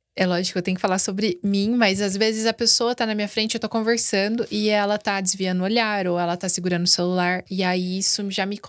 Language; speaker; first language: Portuguese; native; Portuguese